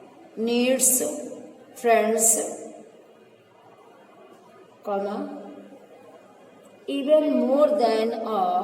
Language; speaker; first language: English; non-native, local second language; Hindi